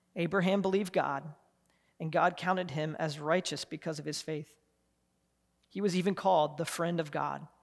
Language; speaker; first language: English; native; English